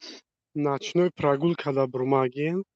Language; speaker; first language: Russian; non-native, learner; Tajik